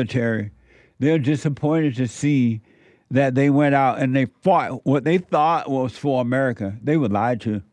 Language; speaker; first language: English; native; English